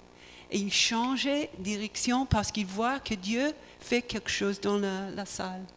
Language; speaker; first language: French; non-native, learner; English